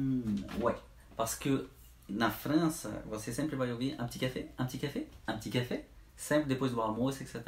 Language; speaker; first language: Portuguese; non-native, fluent; French